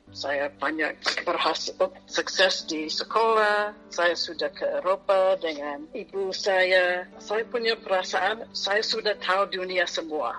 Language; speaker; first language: Indonesian; non-native, fluent; English